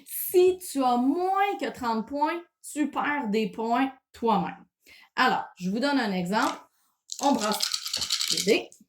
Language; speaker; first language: French; native; French